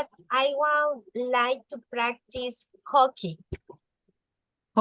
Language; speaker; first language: English; non-native, learner; Spanish